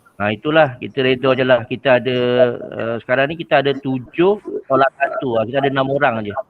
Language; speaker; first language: Malay; native; Malay